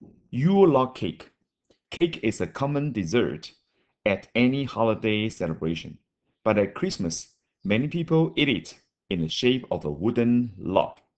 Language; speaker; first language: English; non-native, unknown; Chinese